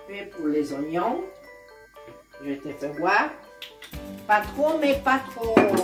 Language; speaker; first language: French; non-native, learner; Italian